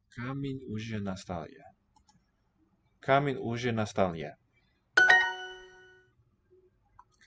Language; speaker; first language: Russian; non-native, learner; English